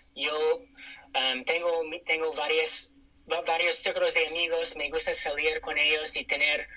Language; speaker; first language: Spanish; non-native, fluent; English